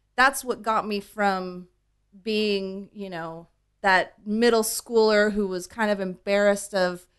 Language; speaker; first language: English; native; English